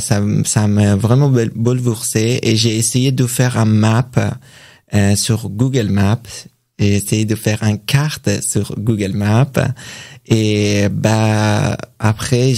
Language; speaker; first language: French; non-native, learner; Persian